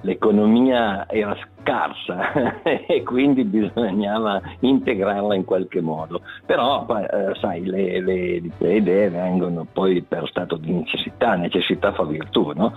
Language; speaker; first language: Italian; native; Italian